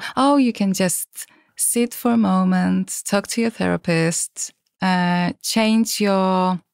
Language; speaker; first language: English; non-native, fluent; Polish